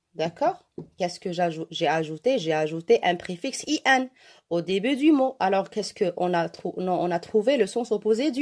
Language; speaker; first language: French; non-native, local second language; Arabic